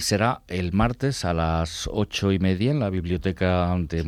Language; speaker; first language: Spanish; native; Spanish